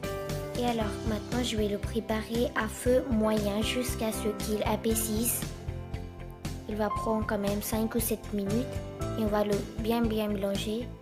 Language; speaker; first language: French; non-native, fluent; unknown